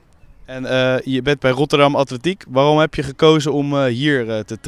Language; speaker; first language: Dutch; native; Dutch